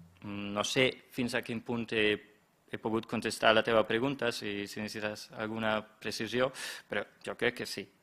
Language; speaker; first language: Catalan; non-native, fluent; German